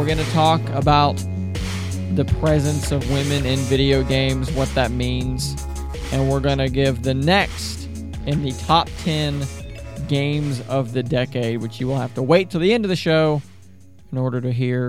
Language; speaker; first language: English; native; English